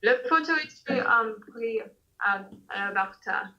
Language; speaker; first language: French; non-native, learner; English